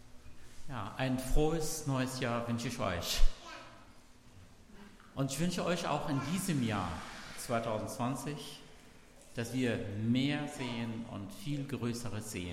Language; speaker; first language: German; non-native, fluent; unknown